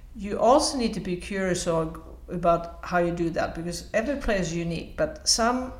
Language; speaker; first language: English; non-native, fluent; Swedish